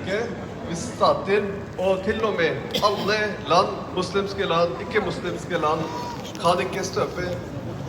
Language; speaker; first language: Norwegian; non-native, fluent; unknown